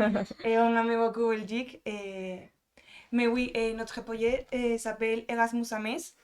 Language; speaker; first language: French; non-native, fluent; Spanish